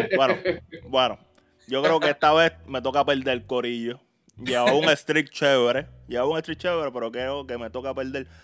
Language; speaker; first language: Spanish; native; Spanish